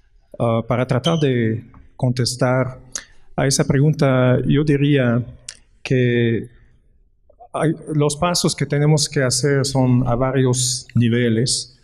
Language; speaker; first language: Spanish; non-native, fluent; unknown